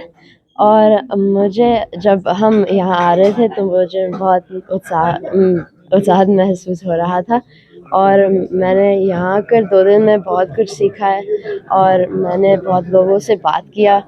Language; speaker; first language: Hindi; early bilingual, heritage; Hindi